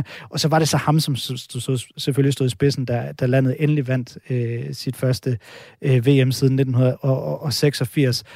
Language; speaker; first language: Danish; native; Danish